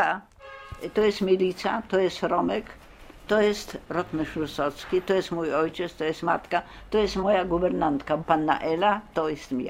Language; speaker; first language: Polish; early bilingual, heritage; Polish